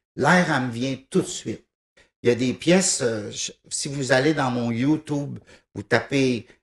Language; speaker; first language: French; native; French